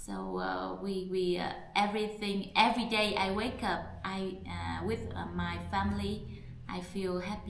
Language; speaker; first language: English; non-native, learner; Vietnamese